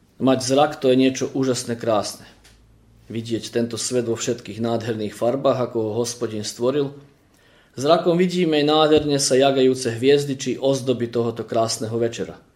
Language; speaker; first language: Slovak; early bilingual, heritage; Slovak